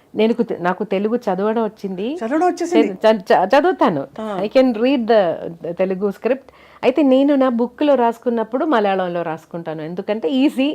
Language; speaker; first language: Telugu; non-native, fluent; Malayalam